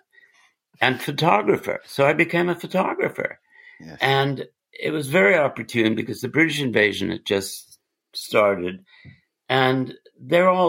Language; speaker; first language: English; native; English